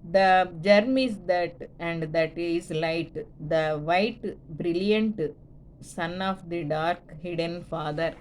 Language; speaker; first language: English; non-native, local second language; Telugu